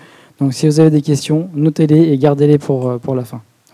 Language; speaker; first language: French; native; French